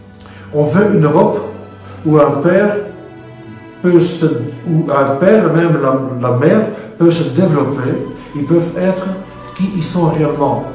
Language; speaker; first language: French; non-native, local second language; Dutch